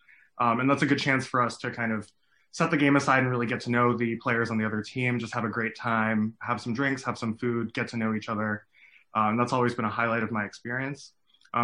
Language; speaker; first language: English; non-native, local second language; Cantonese